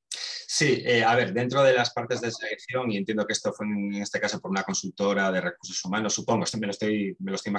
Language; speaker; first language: Spanish; native; Spanish